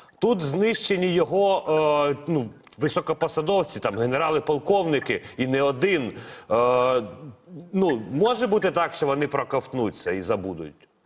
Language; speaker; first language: Ukrainian; native; Ukrainian